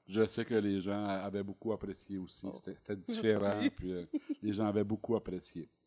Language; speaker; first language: French; native; French